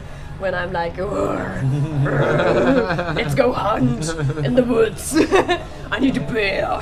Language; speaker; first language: English; non-native, fluent; German